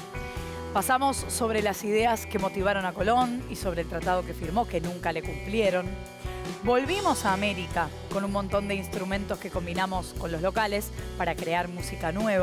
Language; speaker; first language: Spanish; native; Spanish